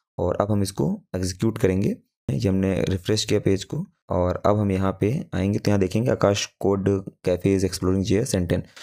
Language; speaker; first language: Hindi; native; Hindi